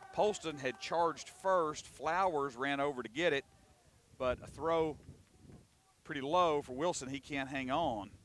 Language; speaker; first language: English; native; English